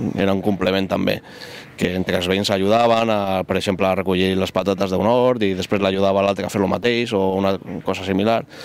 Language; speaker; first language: Catalan; non-native, local second language; Spanish